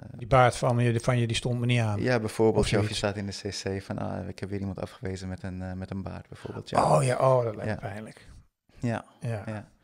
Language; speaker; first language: Dutch; native; Dutch